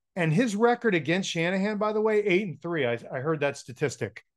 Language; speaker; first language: English; native; English